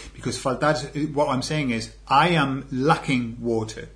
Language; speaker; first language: English; native; English